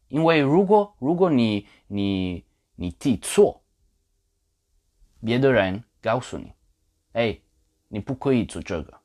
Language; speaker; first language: Chinese; non-native, learner; Polish